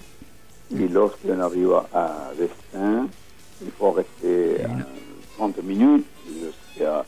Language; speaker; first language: French; non-native, fluent; Spanish